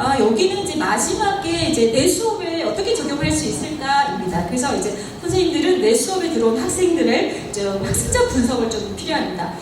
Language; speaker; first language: Korean; native; Korean